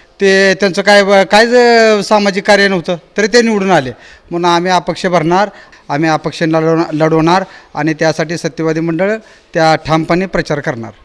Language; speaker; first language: Marathi; native; Marathi